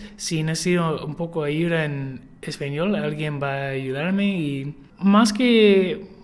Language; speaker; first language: Spanish; non-native, learner; English